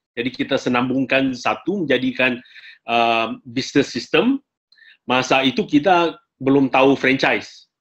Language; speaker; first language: Malay; non-native, local second language; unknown